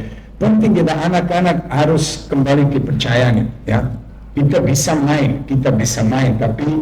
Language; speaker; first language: Indonesian; non-native, fluent; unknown